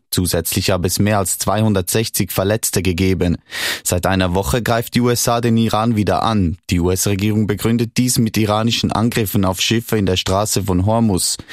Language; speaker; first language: German; native; German